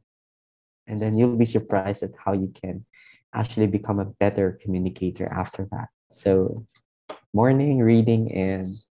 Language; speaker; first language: English; non-native, local second language; Hiligaynon